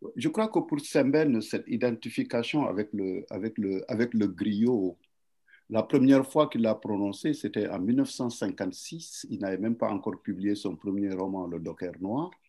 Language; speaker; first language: French; non-native, local second language; Wolof